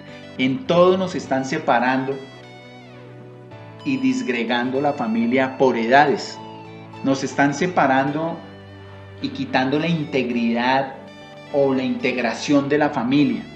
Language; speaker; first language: Spanish; native; Spanish